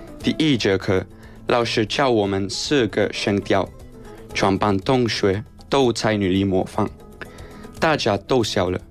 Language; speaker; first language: Chinese; non-native, learner; Spanish